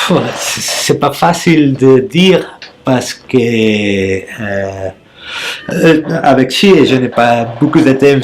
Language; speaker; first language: French; non-native, learner; Spanish